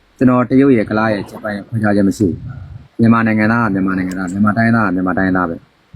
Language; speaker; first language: Burmese; native; Burmese